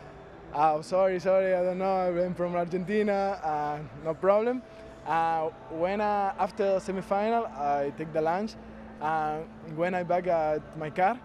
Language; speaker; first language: English; non-native, learner; Spanish